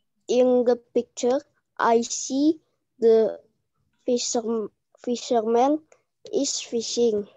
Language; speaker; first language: English; non-native, learner; Indonesian